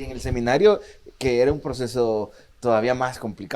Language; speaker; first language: Spanish; native; Spanish